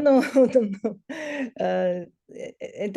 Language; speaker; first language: Portuguese; non-native, learner; English